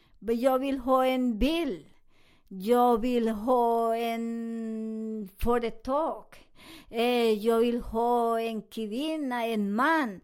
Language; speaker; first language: Swedish; non-native, fluent; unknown